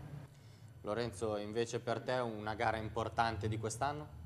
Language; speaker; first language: Italian; native; Italian